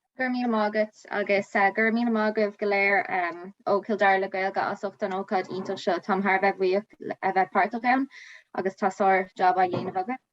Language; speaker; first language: Irish; non-native, local second language; English